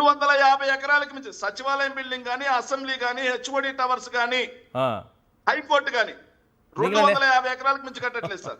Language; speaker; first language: Telugu; native; Telugu